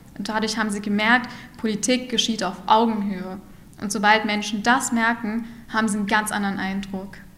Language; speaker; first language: German; early bilingual, other home language; Urdu